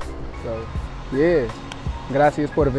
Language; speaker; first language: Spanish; non-native, learner; English